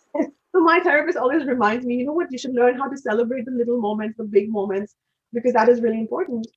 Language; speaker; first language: English; non-native, local second language; Hindi